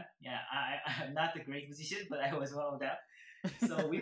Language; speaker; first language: English; non-native, learner; Korean